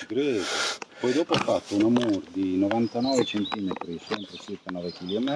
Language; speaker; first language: Italian; native; Italian